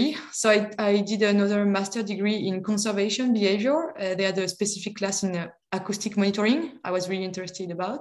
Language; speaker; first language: English; non-native, fluent; French